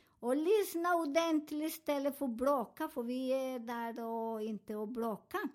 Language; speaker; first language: Swedish; non-native, fluent; Spanish